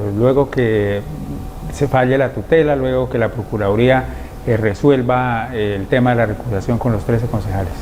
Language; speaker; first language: Spanish; native; Spanish